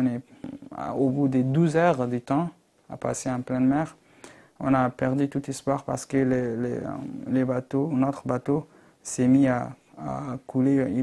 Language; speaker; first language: French; non-native, local second language; Arabic